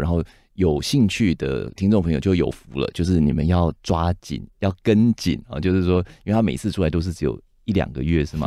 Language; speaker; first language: Chinese; native; Chinese